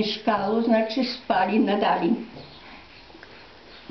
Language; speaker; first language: Polish; non-native, local second language; Ukrainian